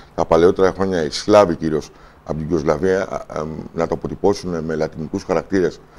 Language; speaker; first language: Greek; native; Greek